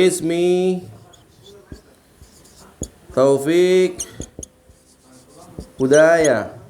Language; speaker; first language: Arabic; non-native, fluent; Indonesian